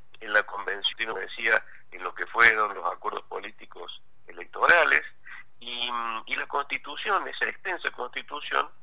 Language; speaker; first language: Spanish; native; Spanish